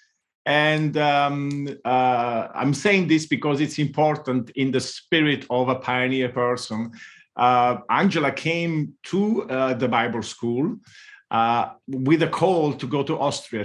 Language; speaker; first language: English; non-native, fluent; Italian